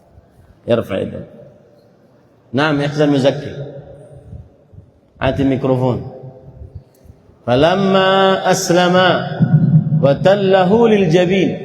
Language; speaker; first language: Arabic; non-native, fluent; Indonesian